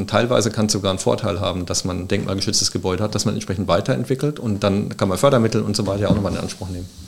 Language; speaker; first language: German; native; German